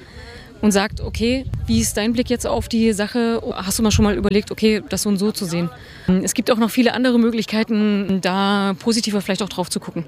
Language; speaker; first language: German; native; German